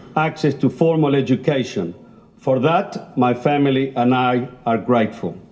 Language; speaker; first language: English; non-native, fluent; Spanish